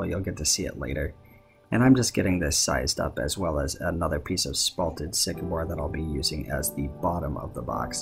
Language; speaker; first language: English; native; English